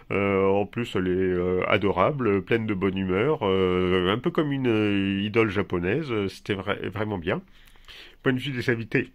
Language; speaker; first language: French; native; French